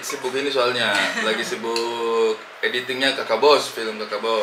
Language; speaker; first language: Indonesian; native; Indonesian